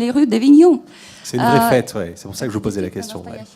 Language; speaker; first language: French; native; French